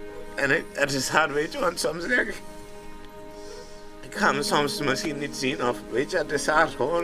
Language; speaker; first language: Dutch; non-native, local second language; Papiamento